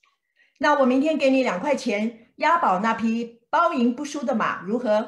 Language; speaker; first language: Chinese; native; Chinese